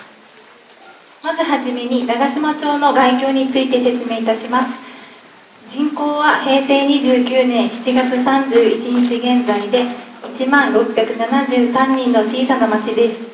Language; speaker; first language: Japanese; native; Japanese